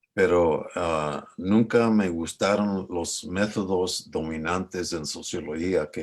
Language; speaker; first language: Spanish; early bilingual, other home language; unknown